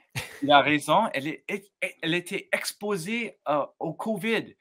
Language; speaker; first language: French; non-native, learner; English